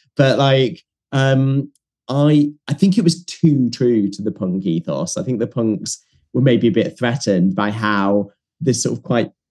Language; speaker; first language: English; native; English